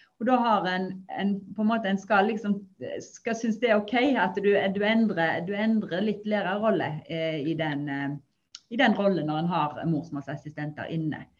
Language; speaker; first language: Norwegian; native; Norwegian